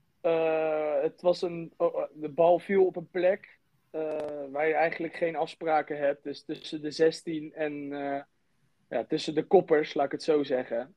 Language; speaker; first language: Dutch; native; Dutch